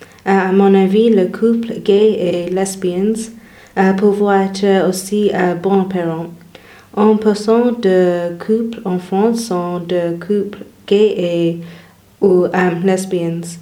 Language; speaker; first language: French; non-native, learner; English